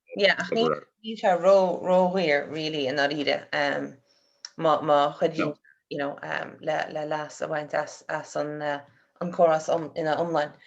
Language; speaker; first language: Irish; native; Irish